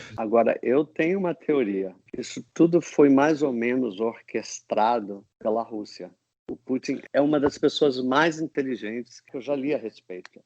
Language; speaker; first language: Portuguese; non-native, fluent; English